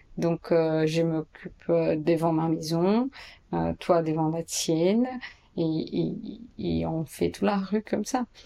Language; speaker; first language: French; non-native, fluent; Portuguese